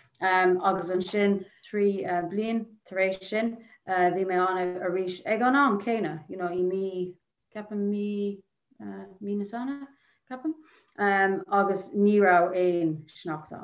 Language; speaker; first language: Irish; non-native, local second language; English